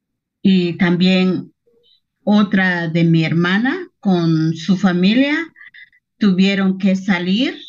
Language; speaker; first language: Spanish; non-native, local second language; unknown